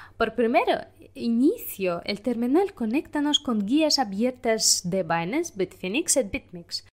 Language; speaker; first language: Spanish; non-native, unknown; Russian